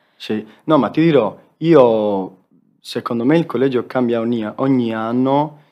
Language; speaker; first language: Italian; non-native, fluent; Spanish